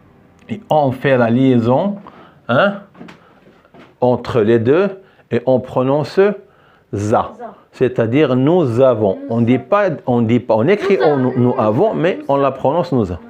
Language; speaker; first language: French; non-native, local second language; Arabic